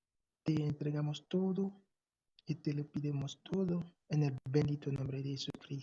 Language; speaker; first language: Spanish; non-native, fluent; English